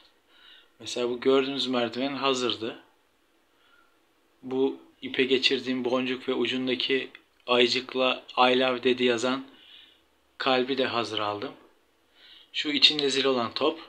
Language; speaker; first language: Turkish; native; Turkish